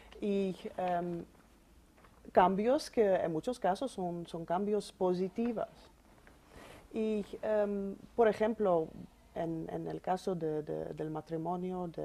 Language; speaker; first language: Spanish; non-native, fluent; Dutch